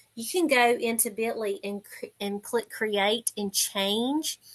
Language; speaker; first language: English; native; English